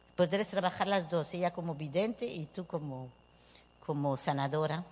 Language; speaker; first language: Spanish; early bilingual, heritage; Spanish